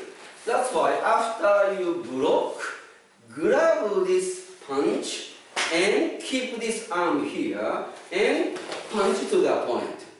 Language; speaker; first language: English; non-native, fluent; Japanese